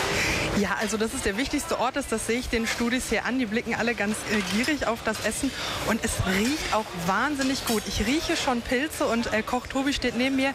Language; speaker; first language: German; native; German